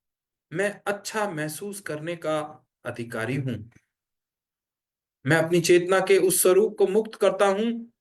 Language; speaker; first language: Hindi; native; Hindi